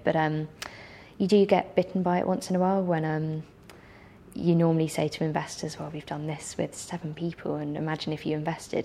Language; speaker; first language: English; native; English